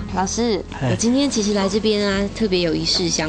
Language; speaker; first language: Chinese; native; Chinese